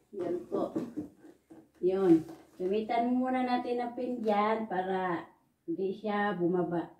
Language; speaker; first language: Filipino; non-native, local second language; Cebuano